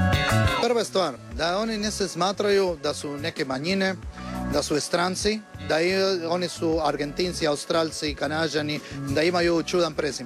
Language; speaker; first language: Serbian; non-native, fluent; Spanish